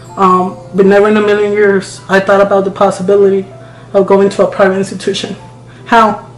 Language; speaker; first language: English; non-native, fluent; Spanish